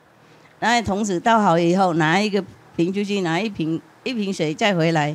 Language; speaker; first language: Chinese; non-native, fluent; Vietnamese